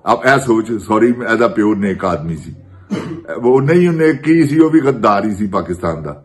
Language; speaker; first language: Urdu; non-native, local second language; Punjabi